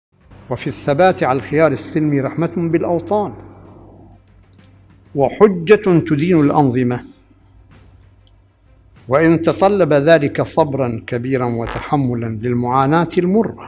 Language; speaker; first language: Arabic; native; Arabic